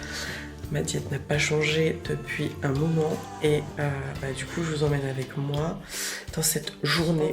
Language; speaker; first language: French; native; French